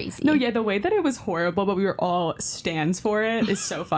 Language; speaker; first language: English; native; English